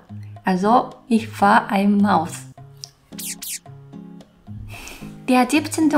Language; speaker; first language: German; non-native, fluent; Japanese